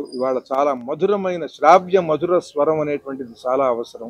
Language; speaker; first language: Telugu; native; Telugu